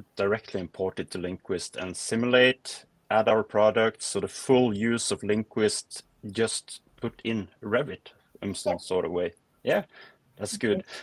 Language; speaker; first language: English; non-native, fluent; Norwegian